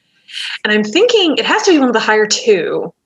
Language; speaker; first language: English; native; English